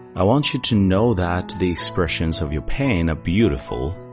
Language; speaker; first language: English; non-native, fluent; Chinese